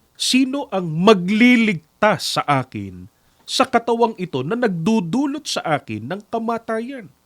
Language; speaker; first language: Filipino; native; Filipino